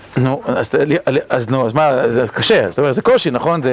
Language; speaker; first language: Hebrew; native; Hebrew